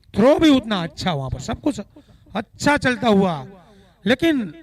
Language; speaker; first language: Hindi; non-native, local second language; Gujarati